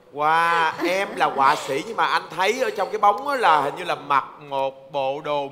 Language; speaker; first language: Vietnamese; native; Vietnamese